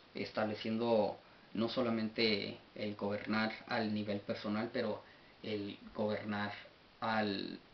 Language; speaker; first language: Spanish; native; Spanish